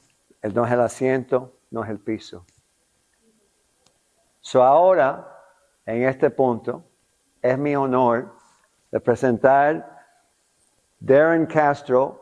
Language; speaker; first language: Spanish; non-native, local second language; English